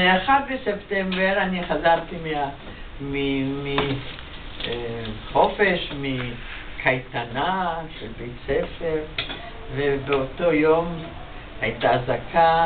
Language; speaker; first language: Hebrew; non-native, fluent; Yiddish